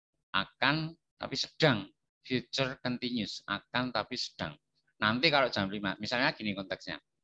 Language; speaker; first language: Indonesian; non-native, local second language; Javanese